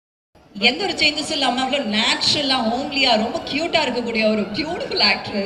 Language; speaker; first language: Tamil; native; Tamil